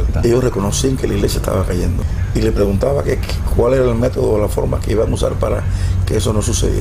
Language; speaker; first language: Spanish; native; Spanish